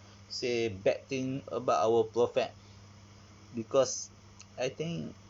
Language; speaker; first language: English; non-native, learner; Malay